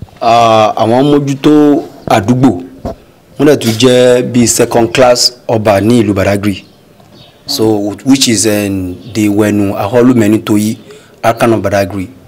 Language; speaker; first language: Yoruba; non-native, local second language; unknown